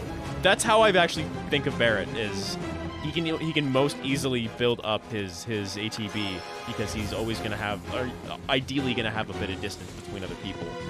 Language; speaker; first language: English; native; English